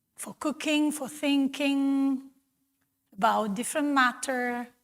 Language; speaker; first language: English; non-native, fluent; Italian